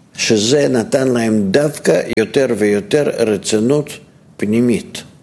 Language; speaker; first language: Hebrew; non-native, fluent; Russian